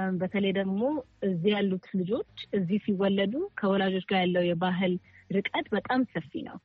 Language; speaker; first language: Amharic; native; Amharic